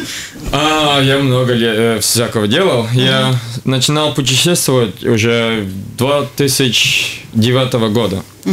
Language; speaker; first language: Russian; non-native, local second language; Latvian